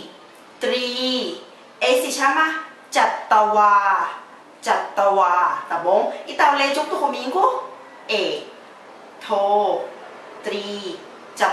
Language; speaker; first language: Portuguese; non-native, learner; Thai